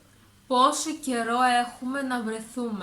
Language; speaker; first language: Greek; native; Greek